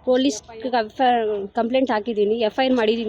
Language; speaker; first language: Kannada; non-native, local second language; Urdu